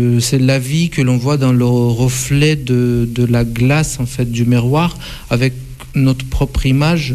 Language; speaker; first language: French; non-native, fluent; Russian